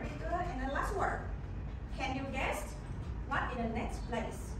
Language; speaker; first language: English; non-native, learner; Vietnamese